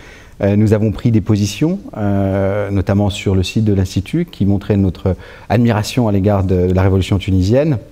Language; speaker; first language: French; native; French